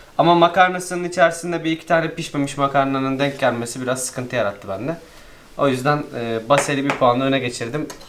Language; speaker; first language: Turkish; native; Turkish